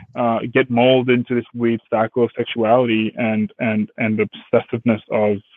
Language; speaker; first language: English; early bilingual, other home language; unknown